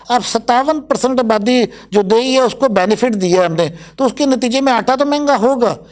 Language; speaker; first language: Urdu; non-native, local second language; Punjabi